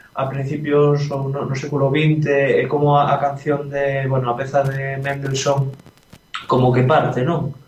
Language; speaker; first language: Galician; non-native, local second language; Spanish